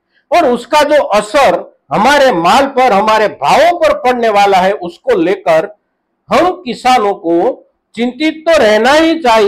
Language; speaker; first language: Hindi; non-native, local second language; Gujarati